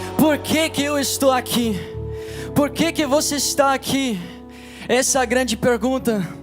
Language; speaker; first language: Portuguese; non-native, fluent; English